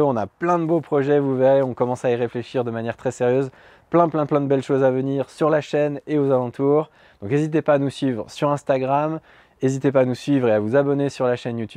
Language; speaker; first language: French; native; French